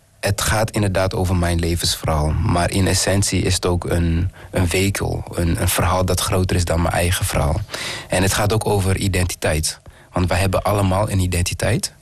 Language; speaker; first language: Dutch; early bilingual, other home language; Kinyarwanda